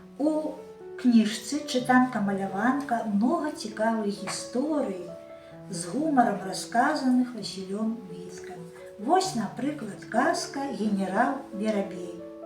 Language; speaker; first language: Belarusian; native; Belarusian